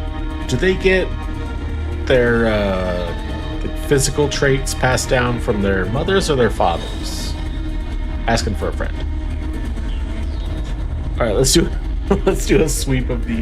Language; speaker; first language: English; native; English